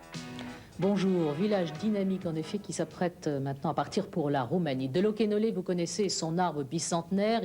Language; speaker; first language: French; native; French